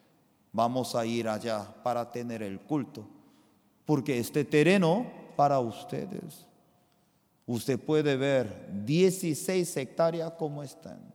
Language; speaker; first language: Spanish; non-native, fluent; Korean